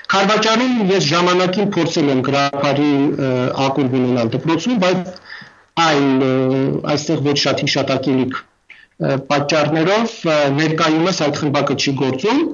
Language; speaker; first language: Armenian; non-native, fluent; Russian